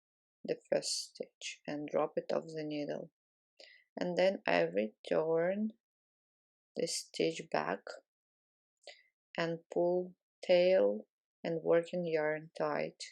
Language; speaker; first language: English; non-native, fluent; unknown